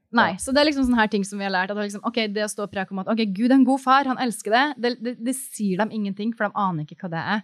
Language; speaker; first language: Norwegian; native; Norwegian